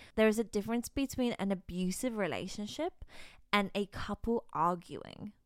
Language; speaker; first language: English; native; English